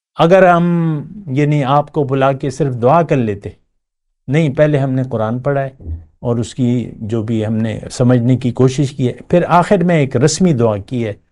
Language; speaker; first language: Urdu; non-native, local second language; Pashto